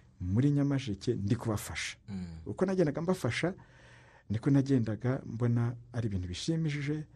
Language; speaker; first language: Kinyarwanda; native; Kinyarwanda